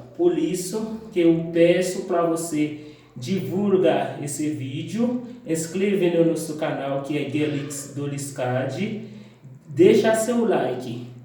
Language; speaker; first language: Portuguese; non-native, fluent; Haitian Creole